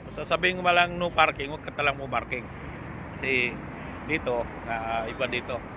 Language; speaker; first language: Filipino; non-native, local second language; Cebuano